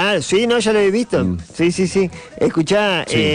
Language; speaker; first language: Spanish; native; Spanish